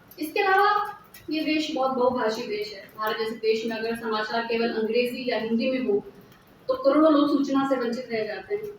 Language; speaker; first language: Hindi; native; Hindi